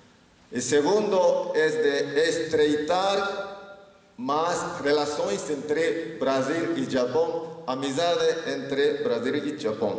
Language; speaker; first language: Spanish; non-native, learner; Japanese